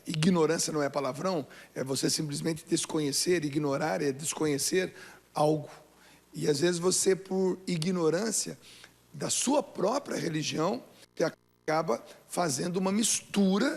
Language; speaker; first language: Portuguese; native; Portuguese